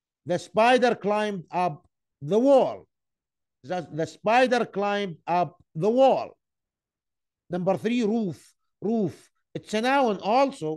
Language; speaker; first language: English; non-native, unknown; Arabic